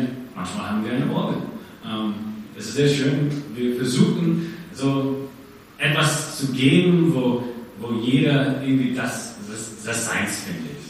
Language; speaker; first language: German; non-native, fluent; English